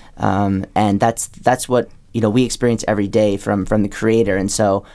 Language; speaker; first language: English; native; English